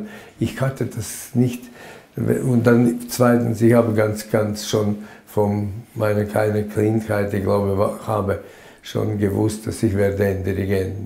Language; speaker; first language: German; non-native, fluent; Latvian